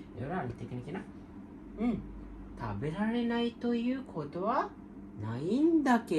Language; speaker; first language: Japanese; non-native, fluent; Sinhala